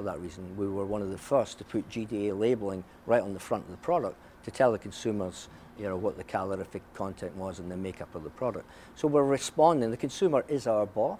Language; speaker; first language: English; native; English